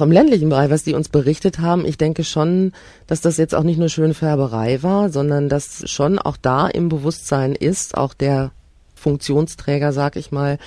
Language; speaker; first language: German; native; German